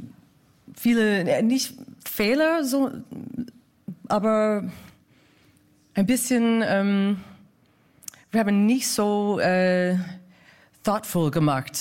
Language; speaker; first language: German; non-native, fluent; English